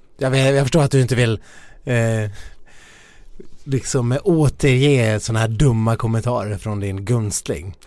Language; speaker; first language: Swedish; native; Swedish